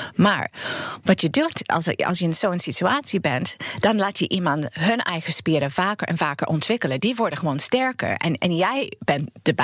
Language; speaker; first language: Dutch; non-native, fluent; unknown